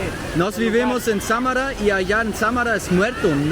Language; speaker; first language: Spanish; non-native, learner; German